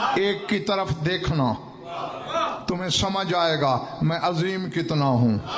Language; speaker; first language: Urdu; non-native, local second language; Saraiki